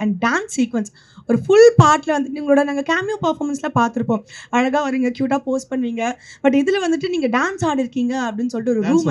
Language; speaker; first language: Tamil; native; Tamil